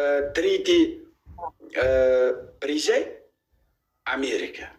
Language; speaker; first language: Russian; non-native, learner; Uzbek